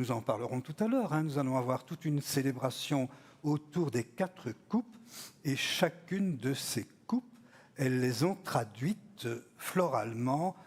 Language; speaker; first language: French; native; French